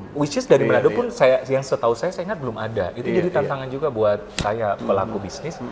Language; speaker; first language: Indonesian; native; Indonesian